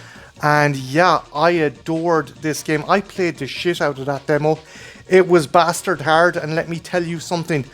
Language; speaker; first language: English; native; English